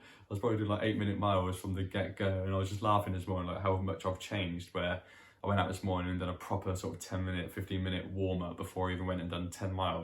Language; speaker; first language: English; native; English